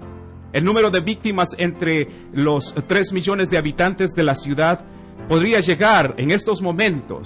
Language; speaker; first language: Spanish; native; Spanish